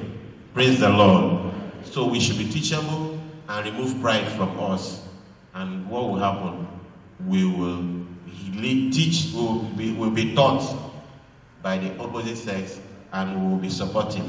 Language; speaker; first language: English; non-native, local second language; Igbo